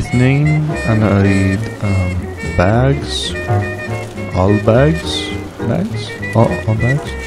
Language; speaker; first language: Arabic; non-native, learner; English